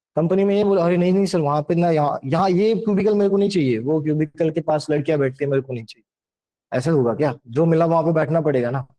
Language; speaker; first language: Hindi; non-native, local second language; Marathi